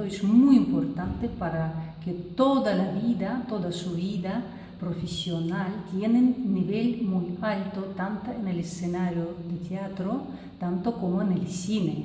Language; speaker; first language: Spanish; non-native, fluent; Russian